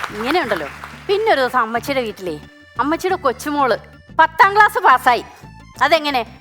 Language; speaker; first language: Malayalam; native; Malayalam